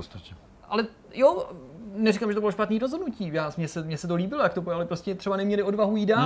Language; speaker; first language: Czech; native; Czech